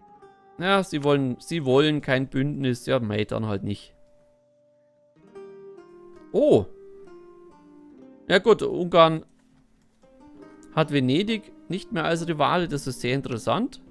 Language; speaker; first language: German; native; German